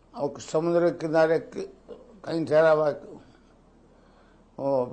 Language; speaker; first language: Hindi; native; Hindi